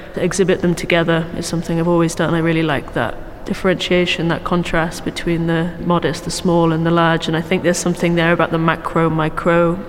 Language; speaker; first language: English; native; English